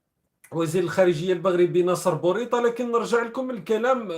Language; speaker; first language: Arabic; native; Arabic